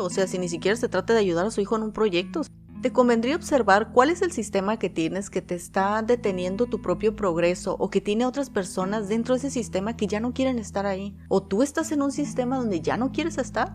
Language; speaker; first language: Spanish; native; Spanish